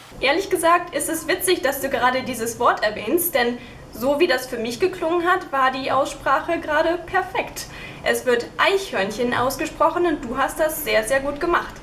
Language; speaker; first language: German; native; German